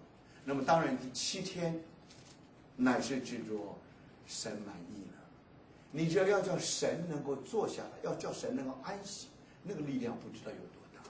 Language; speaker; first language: Chinese; native; Chinese